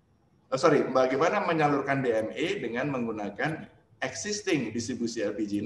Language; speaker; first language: Indonesian; native; Indonesian